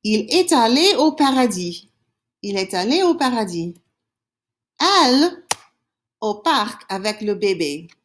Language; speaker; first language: French; non-native, fluent; English